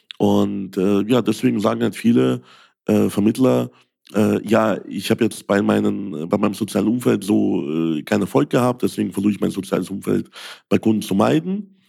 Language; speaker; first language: German; early bilingual, other home language; Russian